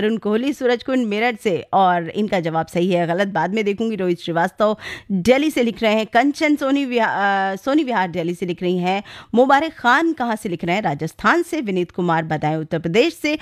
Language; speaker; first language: Hindi; native; Hindi